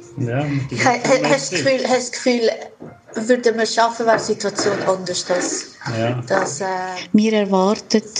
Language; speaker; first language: German; non-native, fluent; Spanish